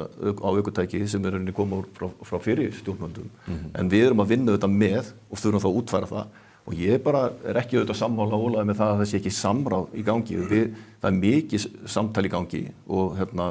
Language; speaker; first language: Icelandic; native; Icelandic